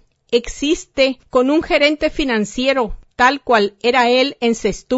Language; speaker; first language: Spanish; native; Spanish